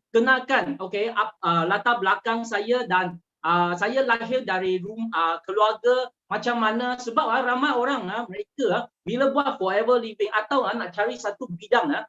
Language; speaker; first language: Malay; early bilingual, other home language; Chinese